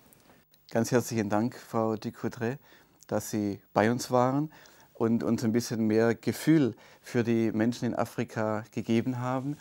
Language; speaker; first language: German; native; German